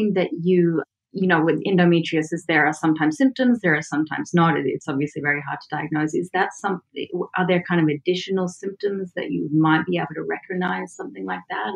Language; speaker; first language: English; native; English